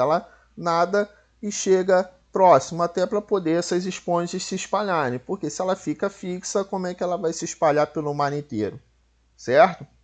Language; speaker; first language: Portuguese; native; Portuguese